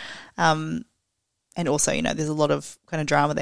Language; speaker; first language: English; native; English